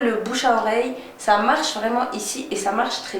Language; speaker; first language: French; non-native, local second language; Arabic